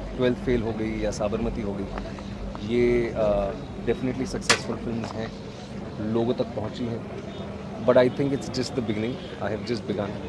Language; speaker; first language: Hindi; native; Hindi